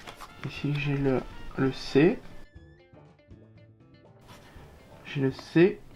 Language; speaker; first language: French; native; French